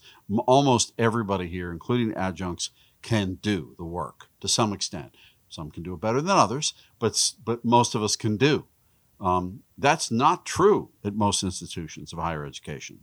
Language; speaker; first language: English; native; English